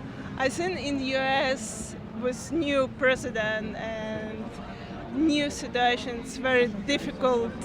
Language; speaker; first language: English; non-native, learner; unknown